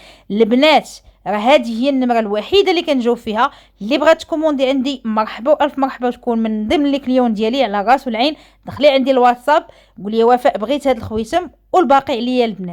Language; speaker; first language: Arabic; native; Arabic